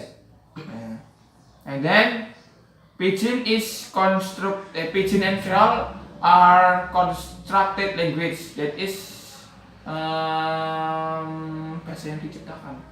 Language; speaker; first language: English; non-native, learner; Javanese